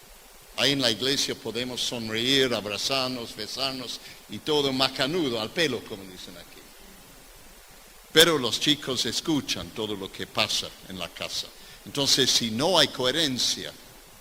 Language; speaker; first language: Spanish; non-native, fluent; English